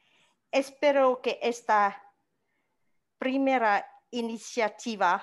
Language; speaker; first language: Spanish; non-native, learner; Khmer